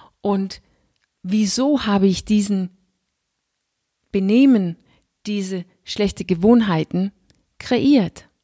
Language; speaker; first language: German; non-native, fluent; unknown